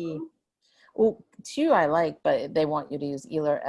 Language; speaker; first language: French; non-native, fluent; English